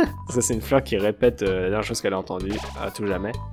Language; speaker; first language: French; native; French